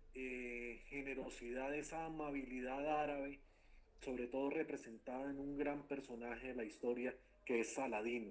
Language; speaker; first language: Spanish; native; Spanish